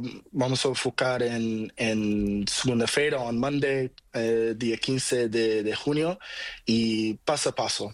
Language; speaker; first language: Spanish; non-native, learner; Portuguese